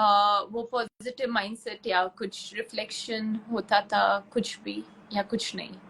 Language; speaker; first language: Hindi; non-native, local second language; Tulu